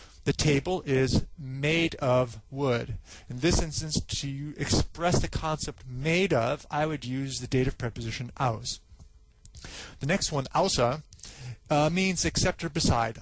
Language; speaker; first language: English; native; English